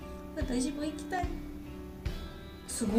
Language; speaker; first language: Japanese; non-native, learner; Georgian